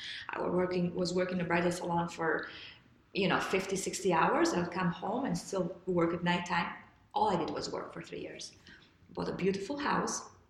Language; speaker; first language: English; non-native, fluent; Albanian